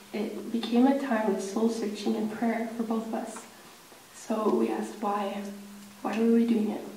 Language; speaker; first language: English; native; English